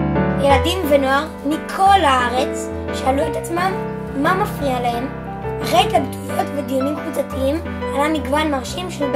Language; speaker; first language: Hebrew; native; Hebrew